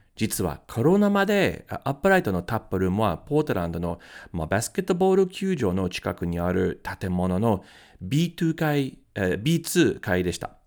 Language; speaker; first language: Japanese; non-native, fluent; English